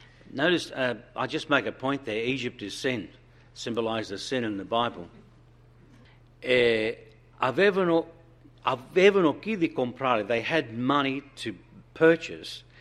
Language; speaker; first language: English; non-native, fluent; Italian